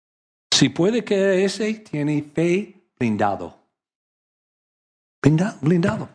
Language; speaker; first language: Spanish; non-native, learner; English